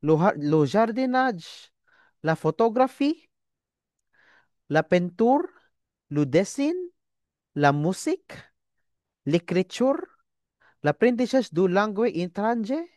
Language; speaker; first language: French; non-native, learner; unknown